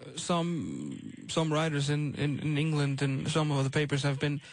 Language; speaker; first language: English; non-native, fluent; Icelandic